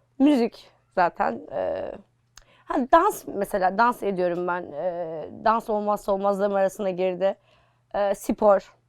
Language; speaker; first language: Turkish; native; Turkish